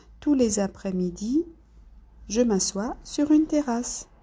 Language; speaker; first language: French; non-native, fluent; Spanish